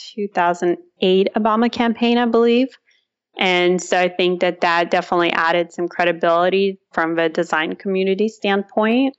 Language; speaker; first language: English; early bilingual, other home language; Russian